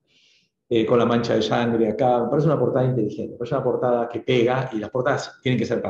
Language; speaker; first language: Spanish; native; Spanish